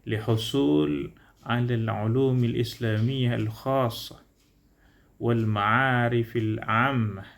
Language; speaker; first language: Arabic; non-native, learner; Indonesian